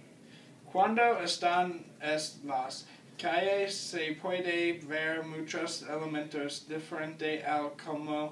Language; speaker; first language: Spanish; non-native, learner; English